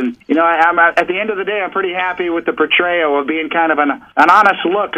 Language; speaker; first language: English; native; English